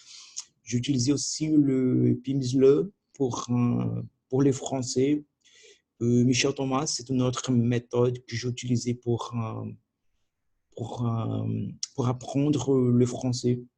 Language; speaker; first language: French; non-native, learner; Portuguese